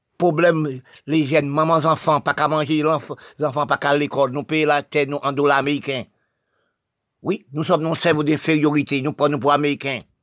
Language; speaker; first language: French; non-native, local second language; Haitian Creole